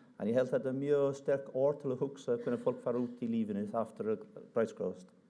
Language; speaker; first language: Icelandic; non-native, fluent; English